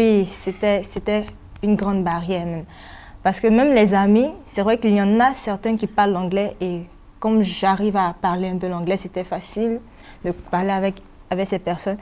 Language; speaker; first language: French; non-native, local second language; Malagasy